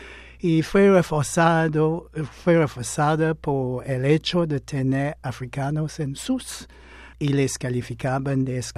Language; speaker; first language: Spanish; non-native, fluent; English